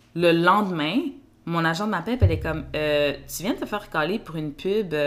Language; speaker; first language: French; early bilingual, other home language; Kinyarwanda